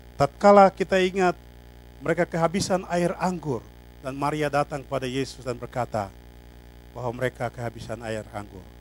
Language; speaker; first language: Indonesian; native; Indonesian